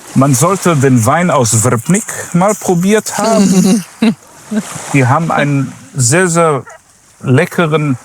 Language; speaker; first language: German; early bilingual, other home language; Croatian